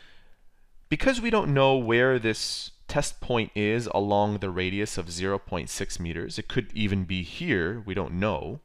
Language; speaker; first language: English; native; English